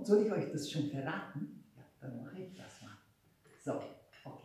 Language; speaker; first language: German; non-native, fluent; Hungarian